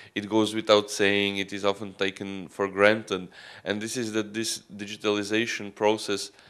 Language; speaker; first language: English; non-native, fluent; Croatian